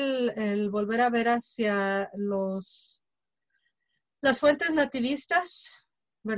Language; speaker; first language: Spanish; native; Spanish